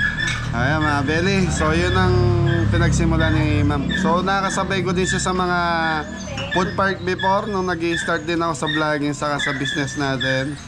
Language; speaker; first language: Filipino; native; Filipino